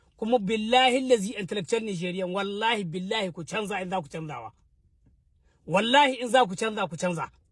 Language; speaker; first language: Hausa; native; Hausa